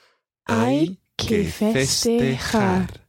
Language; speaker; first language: Spanish; non-native, learner; English